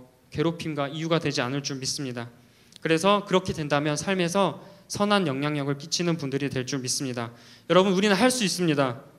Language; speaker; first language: Korean; native; Korean